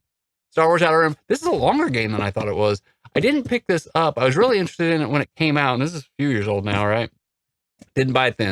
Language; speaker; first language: English; native; English